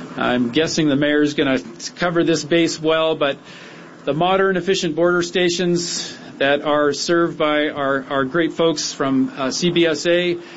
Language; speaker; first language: English; native; English